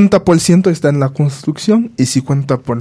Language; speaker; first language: Spanish; non-native, fluent; Haitian Creole